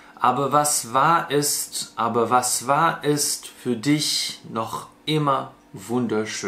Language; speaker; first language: German; non-native, fluent; Russian